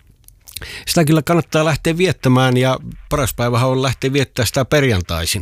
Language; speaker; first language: Finnish; native; Finnish